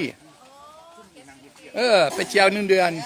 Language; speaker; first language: Thai; non-native, learner; French